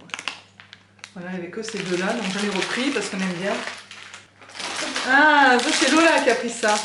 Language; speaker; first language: French; native; French